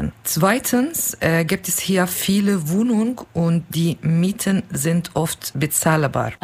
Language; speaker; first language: German; non-native, learner; Kurdish